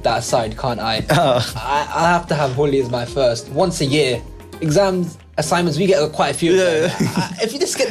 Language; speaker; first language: English; native; English